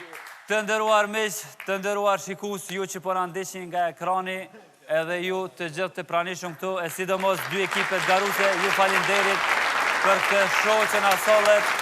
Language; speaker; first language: Albanian; native; Albanian